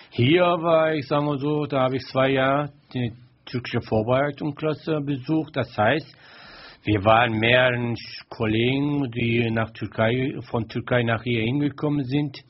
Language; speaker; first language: German; non-native, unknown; Turkish